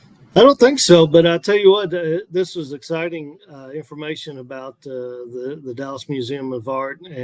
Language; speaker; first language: English; native; English